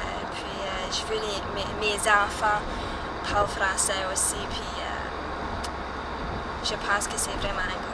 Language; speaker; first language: French; early bilingual, heritage; French